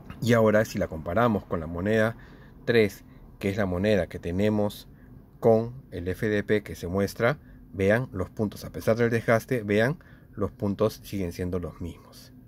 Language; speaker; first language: Spanish; native; Spanish